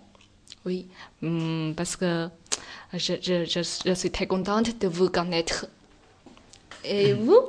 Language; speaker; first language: French; non-native, learner; Chinese